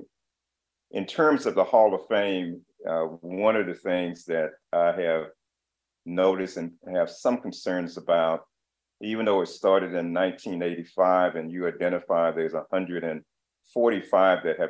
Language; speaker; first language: English; native; English